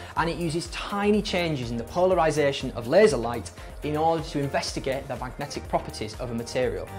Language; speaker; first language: English; non-native, fluent; Chinese